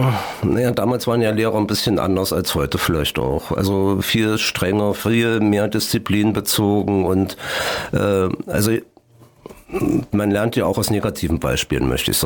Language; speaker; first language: German; native; German